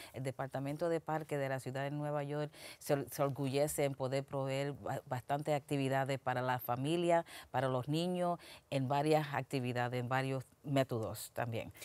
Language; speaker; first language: Spanish; early bilingual, heritage; Spanish